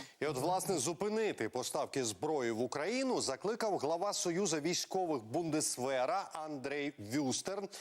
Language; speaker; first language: Ukrainian; native; Ukrainian